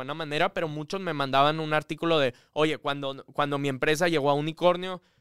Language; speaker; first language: Spanish; native; Spanish